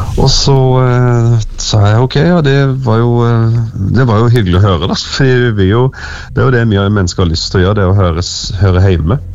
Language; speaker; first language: Norwegian; native; Norwegian